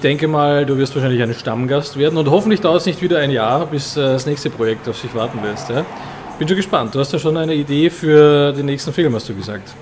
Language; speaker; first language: German; native; German